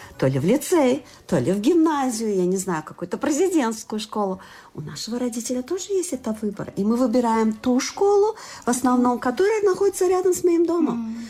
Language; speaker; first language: Russian; non-native, local second language; Tajik